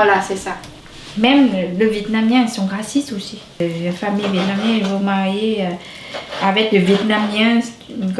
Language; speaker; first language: French; non-native, learner; Vietnamese